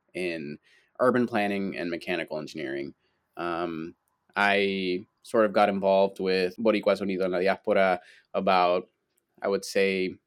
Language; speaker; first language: English; early bilingual, other home language; Spanish